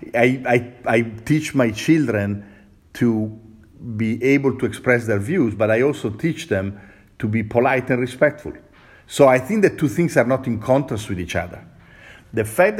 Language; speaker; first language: English; non-native, fluent; Italian